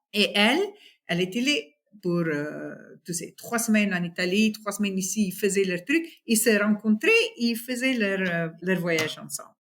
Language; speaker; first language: French; non-native, fluent; Afrikaans